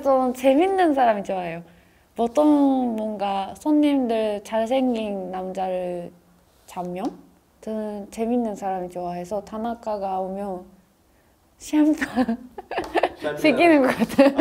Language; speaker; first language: Korean; non-native, fluent; Japanese